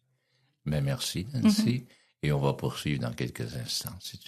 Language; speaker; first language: French; native; French